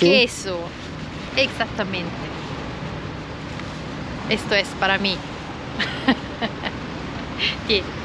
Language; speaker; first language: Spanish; non-native, learner; Italian